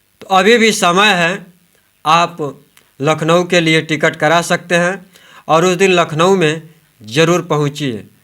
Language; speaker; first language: Hindi; native; Hindi